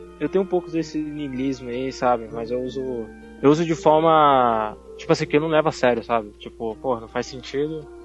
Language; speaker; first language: Portuguese; native; Portuguese